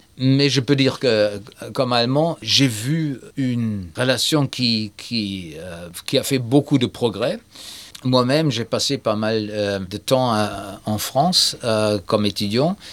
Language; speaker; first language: French; non-native, fluent; German